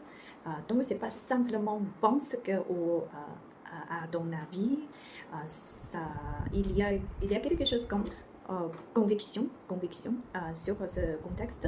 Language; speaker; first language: French; non-native, learner; Chinese